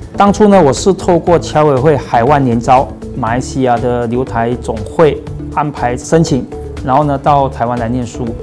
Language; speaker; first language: Chinese; native; Chinese